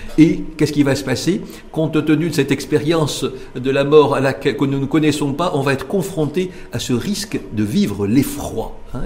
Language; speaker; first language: French; non-native, local second language; Arabic